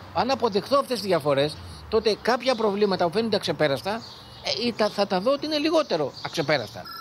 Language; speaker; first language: Greek; native; Greek